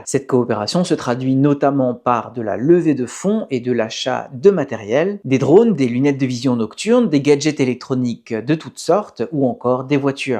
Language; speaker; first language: French; native; French